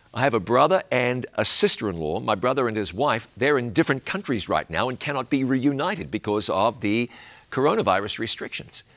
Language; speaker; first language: English; native; English